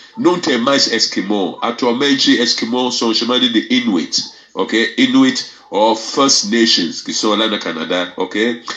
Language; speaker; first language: Portuguese; non-native, fluent; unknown